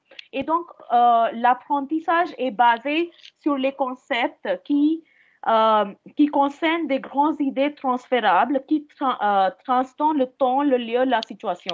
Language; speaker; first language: French; non-native, fluent; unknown